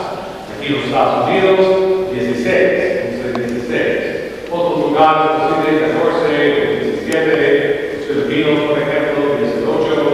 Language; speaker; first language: Spanish; non-native, learner; English